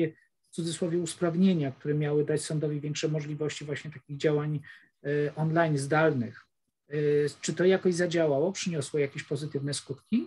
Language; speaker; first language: Polish; native; Polish